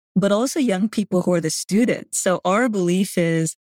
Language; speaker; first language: English; non-native, fluent; Gujarati